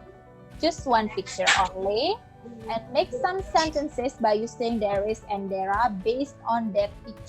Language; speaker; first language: English; non-native, fluent; Indonesian